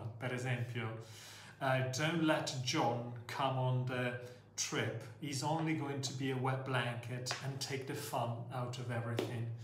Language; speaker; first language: English; non-native, fluent; Italian